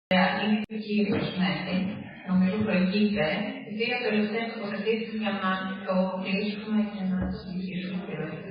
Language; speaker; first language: Greek; native; Greek